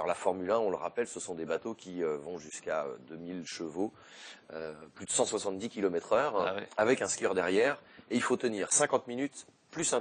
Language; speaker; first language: French; native; French